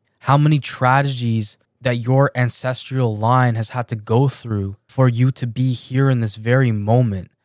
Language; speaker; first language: English; early bilingual, other home language; Persian